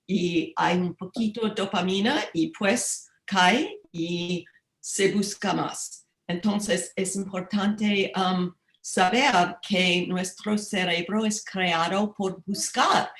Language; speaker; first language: Spanish; non-native, learner; English